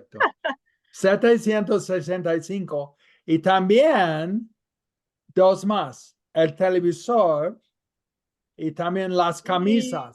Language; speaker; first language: Spanish; non-native, fluent; English